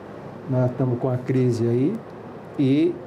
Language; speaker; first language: Portuguese; native; Portuguese